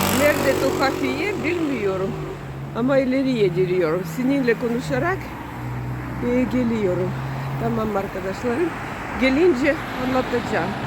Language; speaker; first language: Turkish; non-native, learner; Russian